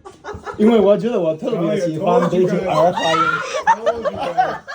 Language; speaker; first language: Chinese; non-native, fluent; English